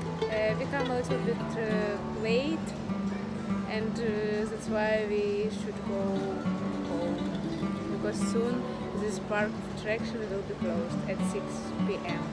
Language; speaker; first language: English; non-native, fluent; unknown